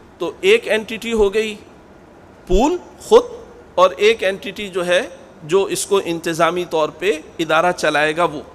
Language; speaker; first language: Urdu; native; Urdu